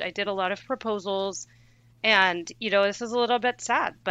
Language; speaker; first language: English; native; English